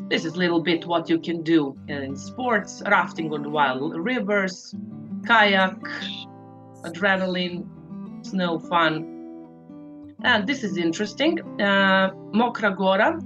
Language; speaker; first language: English; non-native, fluent; Serbian